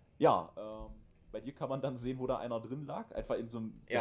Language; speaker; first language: German; native; German